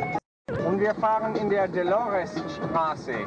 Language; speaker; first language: German; non-native, learner; English